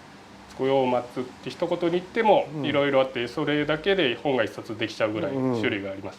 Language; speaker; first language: Japanese; native; Japanese